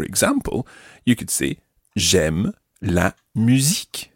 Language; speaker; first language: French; non-native, fluent; English